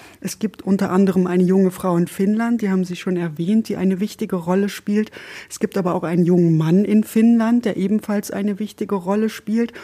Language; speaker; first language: German; native; German